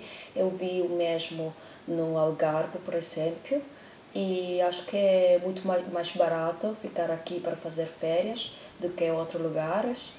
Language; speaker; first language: Portuguese; non-native, learner; Italian